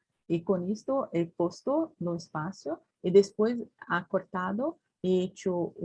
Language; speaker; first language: Spanish; non-native, learner; Portuguese